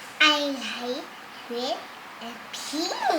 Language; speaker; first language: English; non-native, learner; Thai